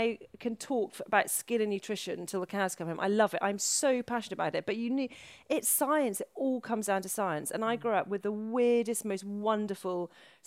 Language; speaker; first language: English; native; English